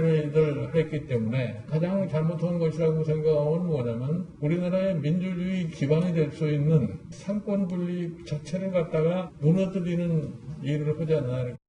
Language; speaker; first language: Korean; native; Korean